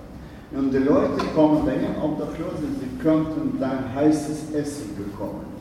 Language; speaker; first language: German; non-native, learner; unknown